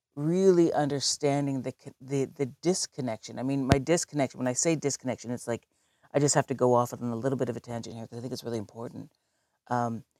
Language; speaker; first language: English; native; English